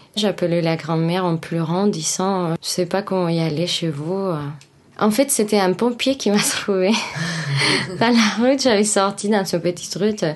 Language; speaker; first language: French; non-native, learner; Spanish